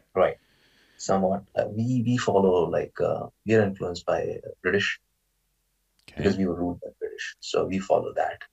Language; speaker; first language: English; non-native, local second language; Marathi